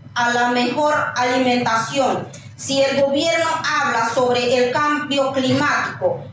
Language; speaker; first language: Spanish; non-native, local second language; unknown